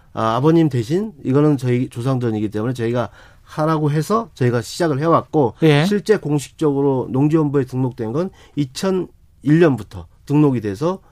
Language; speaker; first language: Korean; native; Korean